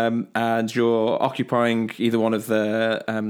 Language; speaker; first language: English; native; English